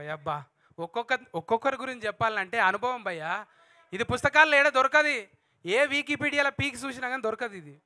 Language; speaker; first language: Telugu; native; Telugu